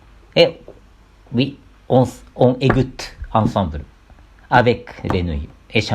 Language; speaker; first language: French; non-native, learner; Japanese